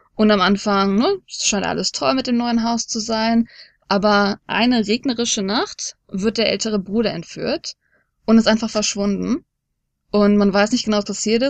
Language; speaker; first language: German; native; German